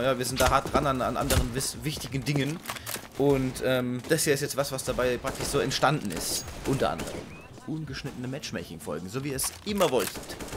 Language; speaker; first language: German; native; German